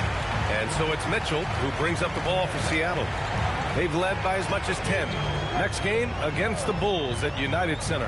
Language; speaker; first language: English; native; English